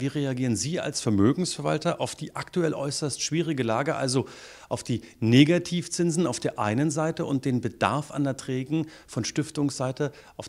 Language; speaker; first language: German; native; German